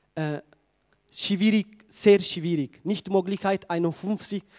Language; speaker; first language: German; non-native, fluent; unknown